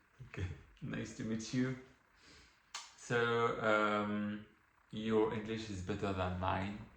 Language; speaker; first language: English; non-native, learner; French